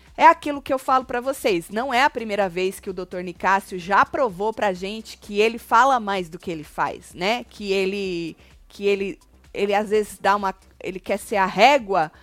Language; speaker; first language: Portuguese; native; Portuguese